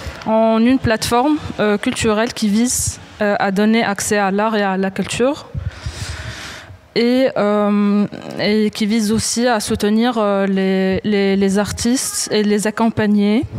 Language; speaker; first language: French; non-native, local second language; Arabic